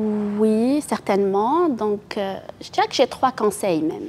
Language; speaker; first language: French; non-native, local second language; Arabic